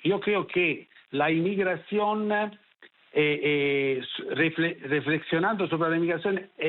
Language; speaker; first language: Spanish; non-native, fluent; Italian